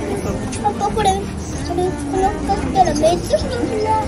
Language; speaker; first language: Japanese; native; Japanese